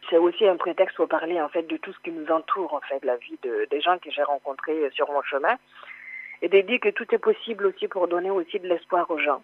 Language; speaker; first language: French; non-native, local second language; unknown